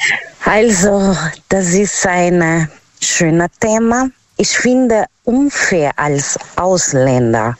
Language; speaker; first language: German; non-native, learner; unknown